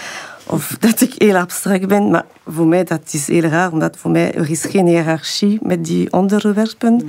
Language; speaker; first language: Dutch; non-native, local second language; French